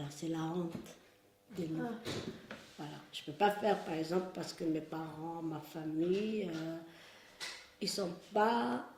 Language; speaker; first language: French; non-native, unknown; Arabic